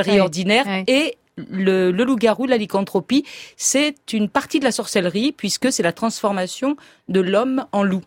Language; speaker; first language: French; native; French